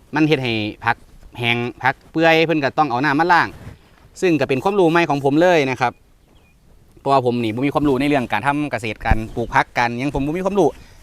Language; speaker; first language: Thai; native; Thai